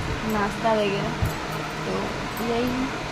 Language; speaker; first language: Hindi; native; Hindi